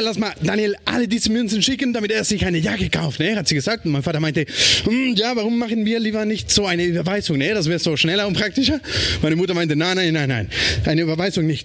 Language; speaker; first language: German; non-native, fluent; Spanish